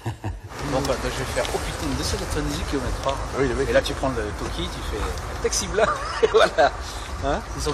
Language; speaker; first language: French; native; French